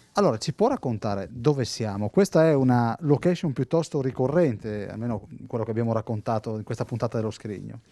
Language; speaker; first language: Italian; native; Italian